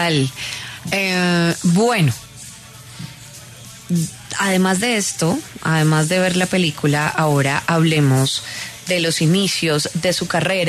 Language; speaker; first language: Spanish; native; Spanish